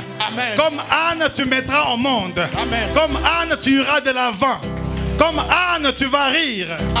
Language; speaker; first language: French; non-native, local second language; Lingala